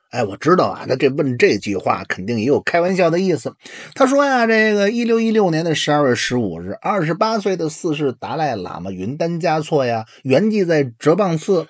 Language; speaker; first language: Chinese; native; Chinese